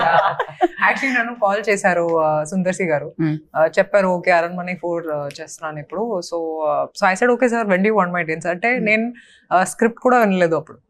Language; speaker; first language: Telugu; non-native, fluent; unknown